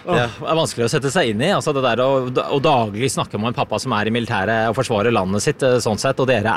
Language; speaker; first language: Norwegian; native; Norwegian